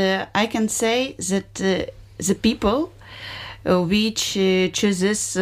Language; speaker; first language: English; non-native, learner; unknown